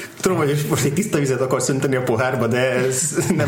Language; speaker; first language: Hungarian; native; Hungarian